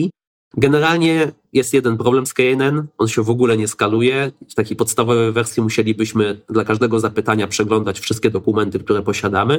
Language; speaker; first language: Polish; native; Polish